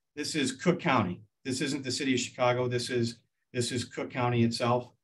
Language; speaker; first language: English; native; English